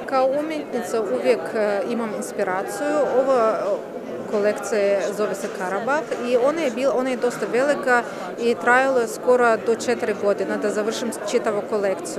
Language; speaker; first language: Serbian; non-native, fluent; Azerbaijani